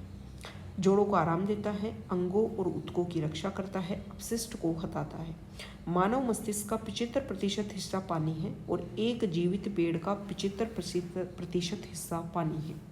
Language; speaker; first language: Hindi; native; Hindi